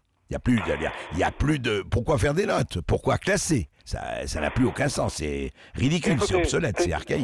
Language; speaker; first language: French; native; French